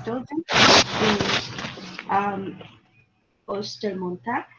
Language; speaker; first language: German; non-native, learner; Spanish